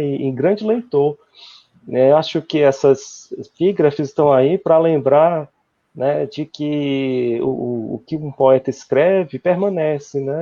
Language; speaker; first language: Portuguese; native; Portuguese